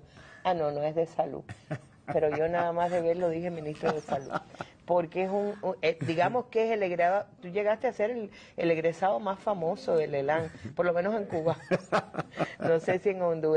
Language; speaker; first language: Spanish; native; Spanish